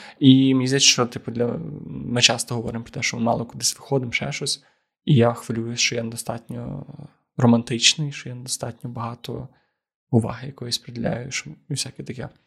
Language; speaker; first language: Ukrainian; native; Ukrainian